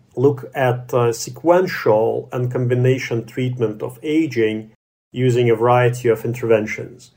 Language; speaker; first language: English; non-native, fluent; Latvian